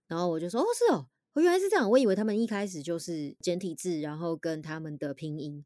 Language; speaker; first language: Chinese; native; Chinese